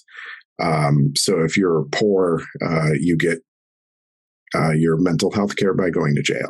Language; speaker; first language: English; native; English